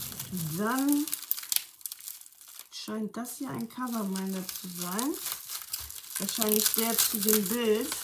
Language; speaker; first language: German; native; German